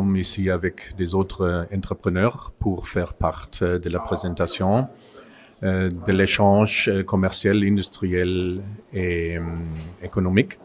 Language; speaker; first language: French; non-native, fluent; German